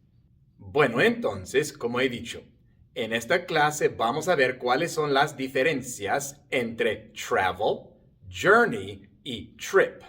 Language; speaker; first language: Spanish; non-native, fluent; English